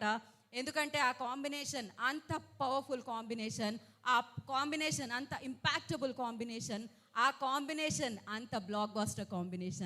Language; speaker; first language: Telugu; native; Telugu